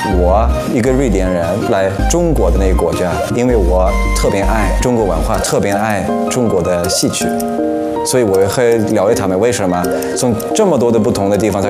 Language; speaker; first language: Chinese; non-native, learner; Swedish